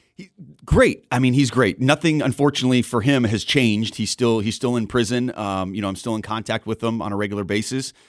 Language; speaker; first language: English; native; English